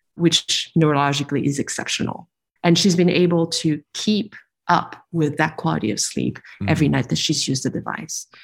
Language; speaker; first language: English; non-native, fluent; French